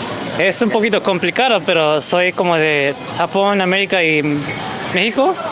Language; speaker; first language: Spanish; early bilingual, heritage; Spanish